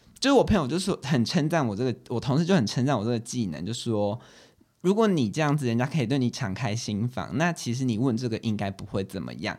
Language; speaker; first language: Chinese; native; Chinese